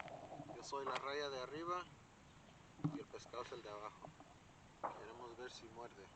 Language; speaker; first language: Spanish; early bilingual, heritage; Spanish